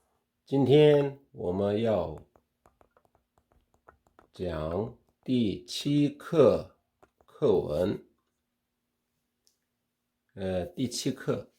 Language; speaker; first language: Chinese; non-native, fluent; Korean